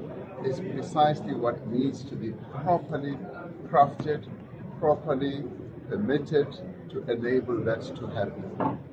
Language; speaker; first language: English; non-native, local second language; Venda